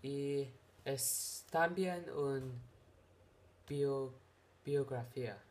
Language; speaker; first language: Spanish; non-native, learner; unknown